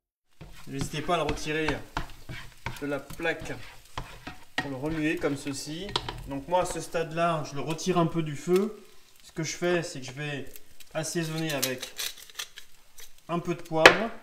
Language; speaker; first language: French; native; French